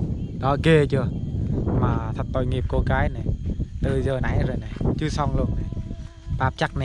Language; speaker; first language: Vietnamese; non-native, local second language; Jarai